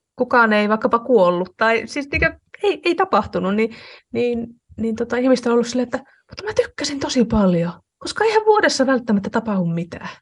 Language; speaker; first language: Finnish; native; Finnish